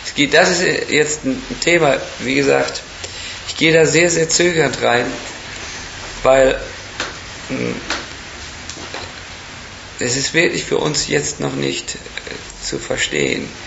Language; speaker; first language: German; native; German